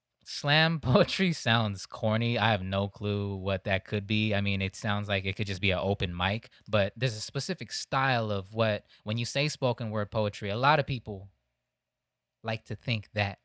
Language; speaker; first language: English; native; English